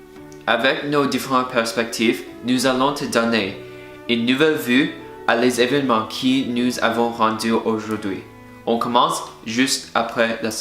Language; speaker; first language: French; non-native, learner; English